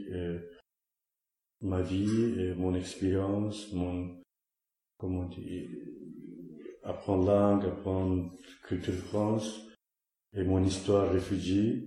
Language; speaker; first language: French; non-native, learner; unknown